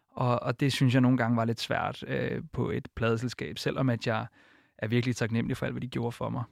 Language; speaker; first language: Danish; early bilingual, other home language; Icelandic